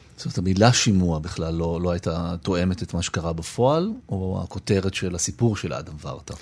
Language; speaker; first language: Hebrew; native; Hebrew